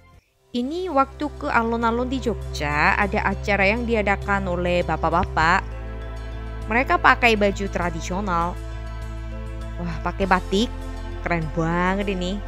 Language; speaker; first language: Indonesian; non-native, fluent; Korean